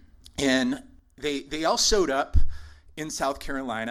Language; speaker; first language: English; native; English